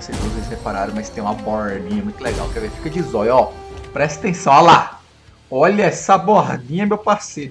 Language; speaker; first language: Portuguese; native; Portuguese